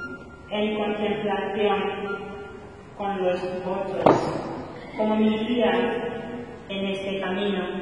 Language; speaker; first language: Spanish; non-native, fluent; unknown